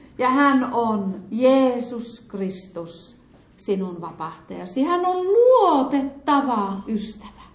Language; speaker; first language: Finnish; native; Finnish